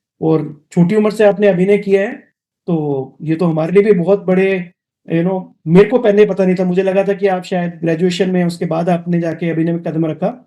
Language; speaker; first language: Hindi; non-native, local second language; Dogri